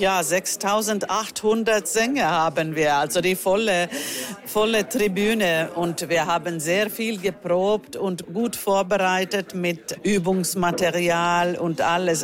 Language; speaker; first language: German; non-native, fluent; Finnish